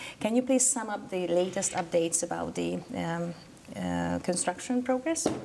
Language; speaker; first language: English; non-native, fluent; Hungarian